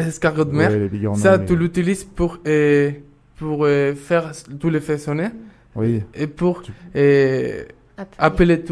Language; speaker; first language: French; non-native, fluent; Spanish